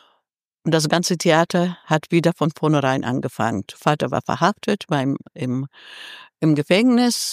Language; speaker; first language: German; non-native, fluent; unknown